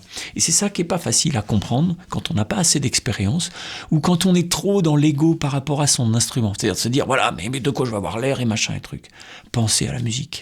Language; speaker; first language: French; native; French